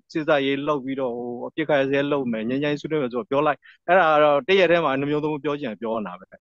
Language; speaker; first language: Burmese; non-native, local second language; S'gaw Karen